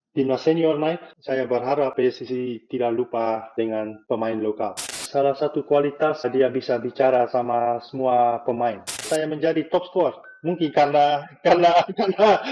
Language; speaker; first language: Indonesian; non-native, fluent; Dutch